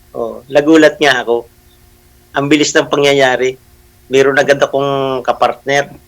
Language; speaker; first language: Filipino; native; Filipino